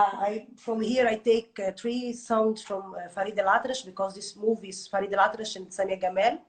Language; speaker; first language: English; non-native, learner; Portuguese